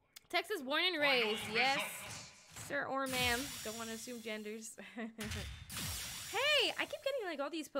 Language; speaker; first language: English; early bilingual, other home language; Spanish